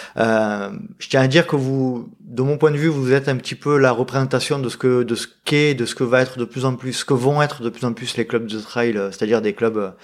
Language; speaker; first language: French; native; French